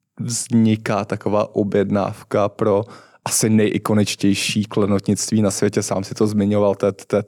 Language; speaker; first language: Czech; native; Czech